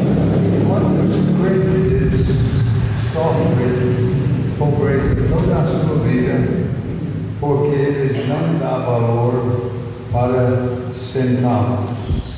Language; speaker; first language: Portuguese; non-native, fluent; English